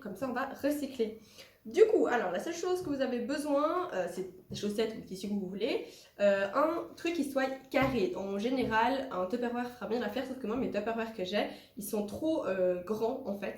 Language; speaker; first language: French; native; French